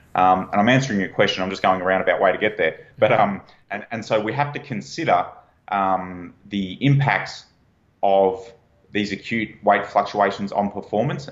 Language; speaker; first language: English; native; English